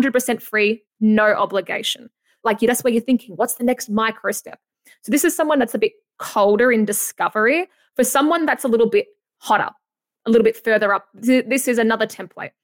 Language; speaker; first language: English; native; English